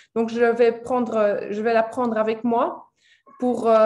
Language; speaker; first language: French; native; French